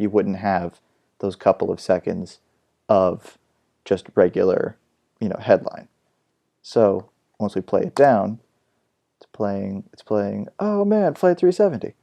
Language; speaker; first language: English; native; English